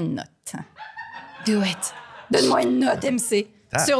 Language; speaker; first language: French; native; French